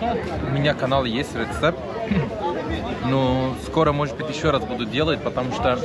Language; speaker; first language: Russian; non-native, learner; Turkish